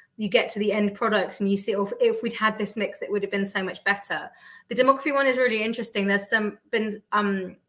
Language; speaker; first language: English; native; English